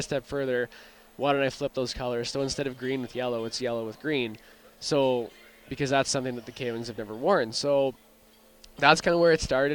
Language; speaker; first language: English; native; English